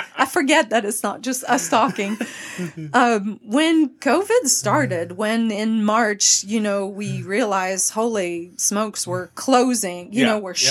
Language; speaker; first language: English; non-native, fluent; French